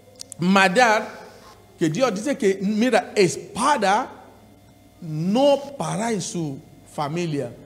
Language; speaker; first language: Spanish; non-native, learner; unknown